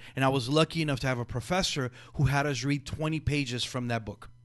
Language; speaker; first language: English; early bilingual, other home language; Spanish